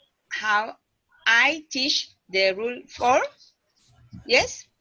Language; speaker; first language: English; non-native, learner; Spanish